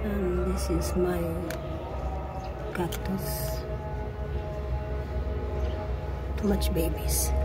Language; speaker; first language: English; non-native, learner; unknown